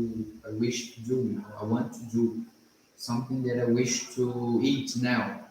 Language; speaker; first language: English; non-native, learner; Portuguese